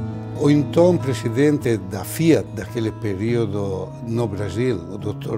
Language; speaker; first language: Portuguese; non-native, fluent; Italian